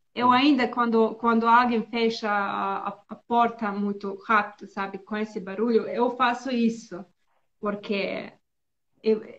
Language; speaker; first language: Portuguese; non-native, fluent; Serbian